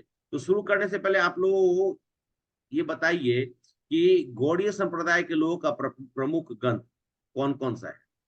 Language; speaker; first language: Hindi; native; Hindi